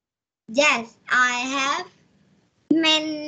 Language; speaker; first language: English; non-native, learner; Vietnamese